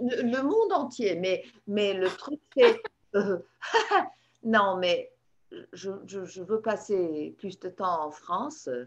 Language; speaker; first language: French; non-native, fluent; English